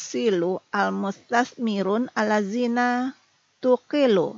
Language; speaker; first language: Arabic; non-native, fluent; Indonesian